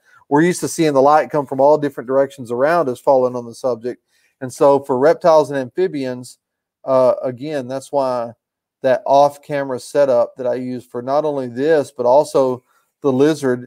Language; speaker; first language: English; native; English